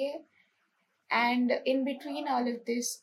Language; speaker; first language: English; non-native, local second language; Hindi